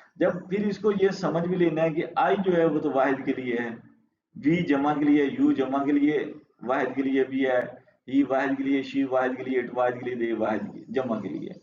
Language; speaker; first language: Urdu; non-native, local second language; Punjabi